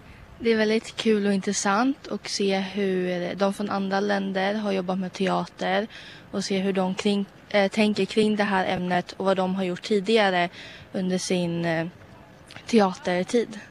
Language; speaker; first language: Swedish; native; Swedish